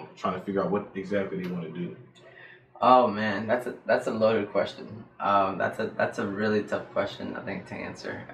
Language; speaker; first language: English; native; English